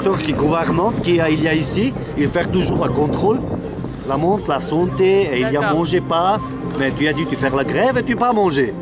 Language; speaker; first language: French; non-native, learner; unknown